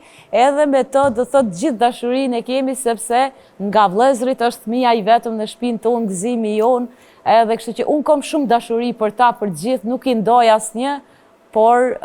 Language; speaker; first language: Albanian; native; Albanian